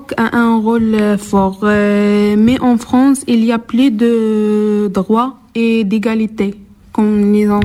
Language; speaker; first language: French; non-native, local second language; Arabic